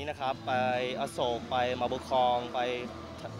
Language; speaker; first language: Thai; early bilingual, heritage; Thai